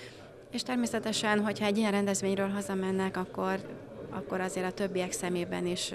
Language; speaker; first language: Hungarian; native; Hungarian